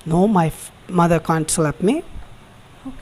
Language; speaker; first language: English; non-native, local second language; Hindi